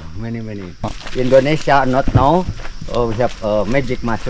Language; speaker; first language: English; non-native, learner; Indonesian